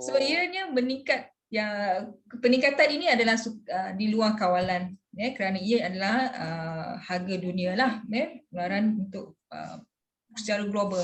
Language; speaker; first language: Malay; native; Malay